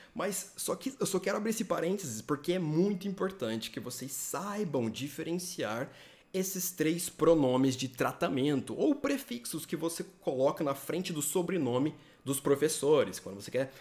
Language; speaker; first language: Portuguese; native; Portuguese